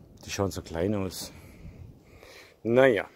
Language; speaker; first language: German; native; German